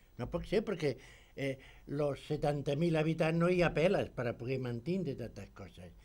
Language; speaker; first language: Catalan; non-native, local second language; Spanish